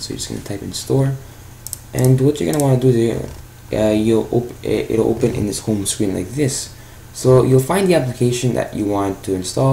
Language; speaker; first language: English; native; English